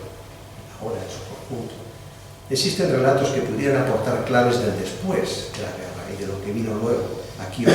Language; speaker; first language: Spanish; native; Spanish